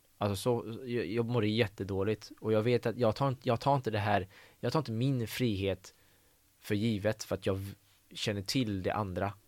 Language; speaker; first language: Swedish; early bilingual, other home language; Persian